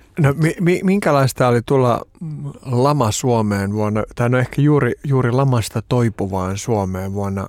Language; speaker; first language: Finnish; native; Finnish